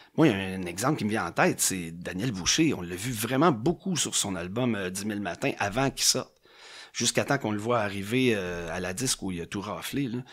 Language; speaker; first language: French; native; French